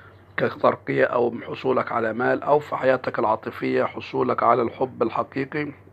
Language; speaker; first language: Arabic; native; Arabic